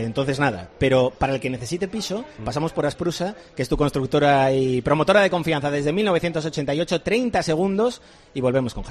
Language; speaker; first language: Spanish; native; Spanish